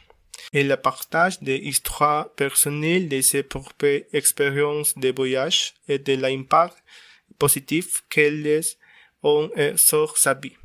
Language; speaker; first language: French; non-native, learner; Spanish